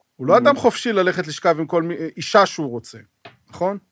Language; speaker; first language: Hebrew; native; Hebrew